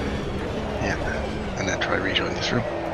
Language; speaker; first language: English; native; English